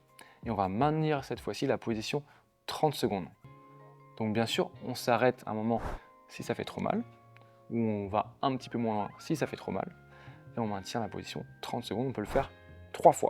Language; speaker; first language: French; native; French